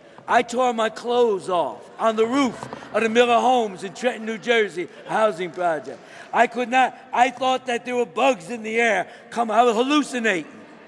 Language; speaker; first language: English; native; English